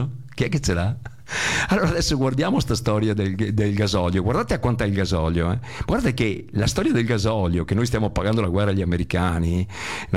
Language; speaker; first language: Italian; native; Italian